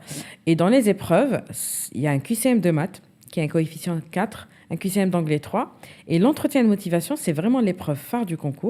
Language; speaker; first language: French; native; French